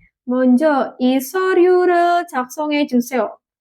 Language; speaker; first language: Korean; non-native, fluent; Indonesian